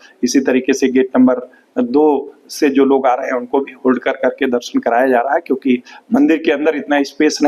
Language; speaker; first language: Hindi; native; Hindi